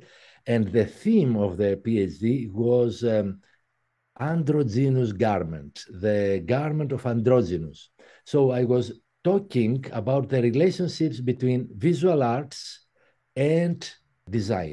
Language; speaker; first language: English; non-native, fluent; Greek